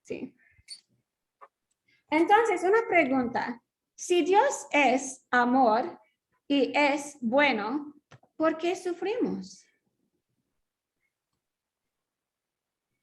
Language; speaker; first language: Spanish; non-native, fluent; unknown